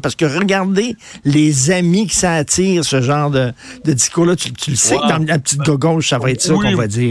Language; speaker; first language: French; native; French